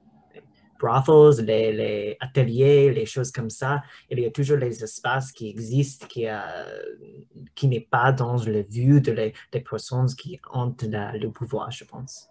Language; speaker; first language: French; non-native, learner; English